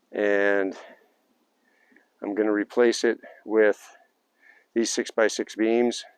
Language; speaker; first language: English; native; English